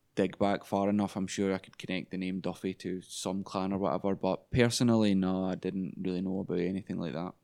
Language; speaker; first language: English; native; English